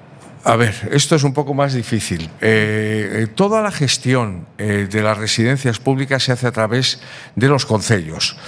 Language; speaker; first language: Spanish; native; Spanish